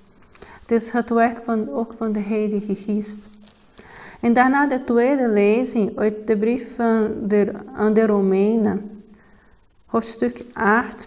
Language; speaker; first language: Dutch; non-native, fluent; Portuguese